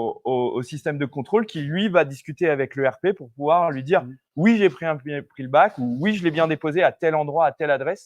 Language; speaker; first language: French; native; French